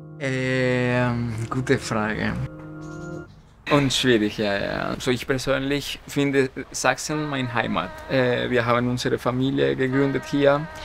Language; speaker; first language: German; non-native, fluent; Spanish